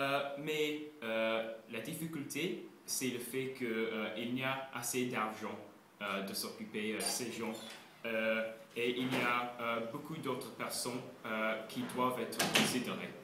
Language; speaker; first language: French; non-native, learner; English